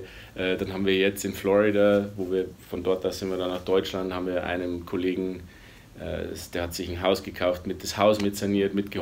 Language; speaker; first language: German; native; German